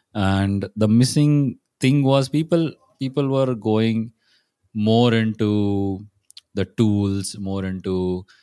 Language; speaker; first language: English; non-native, local second language; Marathi